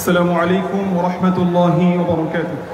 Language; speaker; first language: Arabic; non-native, learner; Bangla